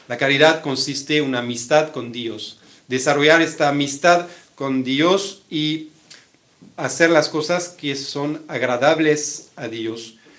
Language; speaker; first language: Spanish; non-native, fluent; French